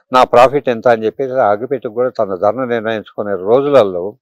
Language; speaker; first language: Telugu; native; Telugu